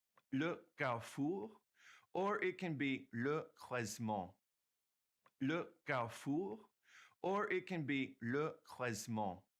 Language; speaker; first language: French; non-native, fluent; English